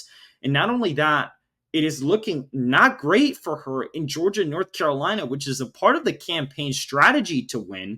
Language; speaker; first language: English; native; English